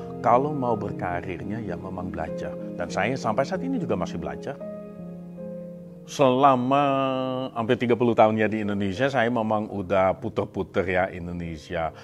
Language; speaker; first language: Indonesian; non-native, fluent; Dutch